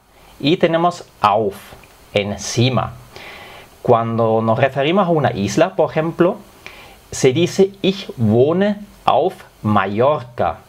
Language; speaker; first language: Spanish; non-native, fluent; German